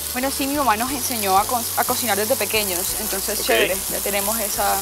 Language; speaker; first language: Spanish; native; Spanish